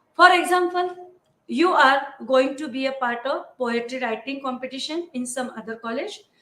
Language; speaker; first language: English; non-native, local second language; Marathi